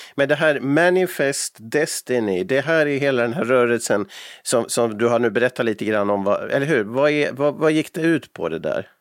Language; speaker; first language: Swedish; native; Swedish